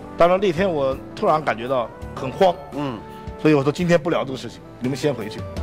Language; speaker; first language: Chinese; native; Chinese